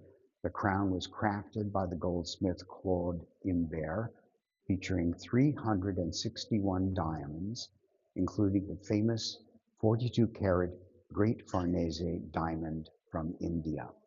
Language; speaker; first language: English; native; English